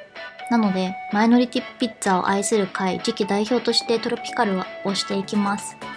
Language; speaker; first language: Japanese; native; Japanese